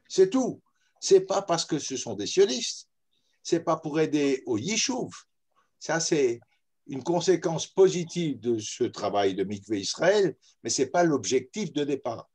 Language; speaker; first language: French; native; French